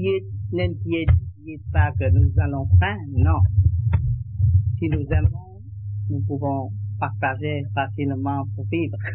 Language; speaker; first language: French; non-native, learner; Vietnamese